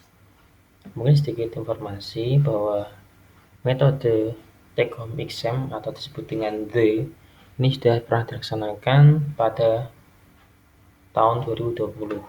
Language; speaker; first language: Indonesian; native; Indonesian